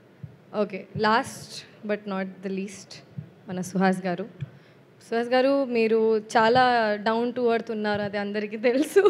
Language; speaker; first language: Telugu; non-native, fluent; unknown